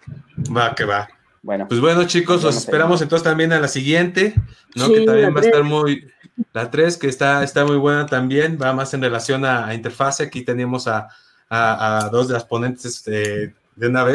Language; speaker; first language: Spanish; native; Spanish